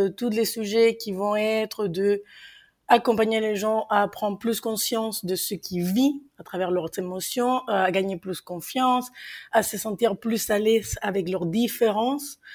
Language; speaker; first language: French; non-native, fluent; Spanish